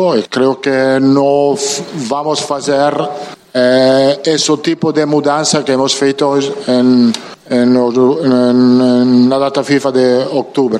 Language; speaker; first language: Spanish; non-native, fluent; Italian